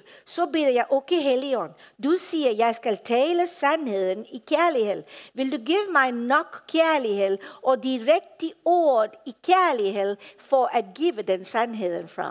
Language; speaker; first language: Danish; non-native, fluent; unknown